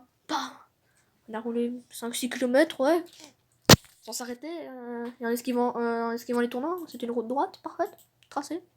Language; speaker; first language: French; native; French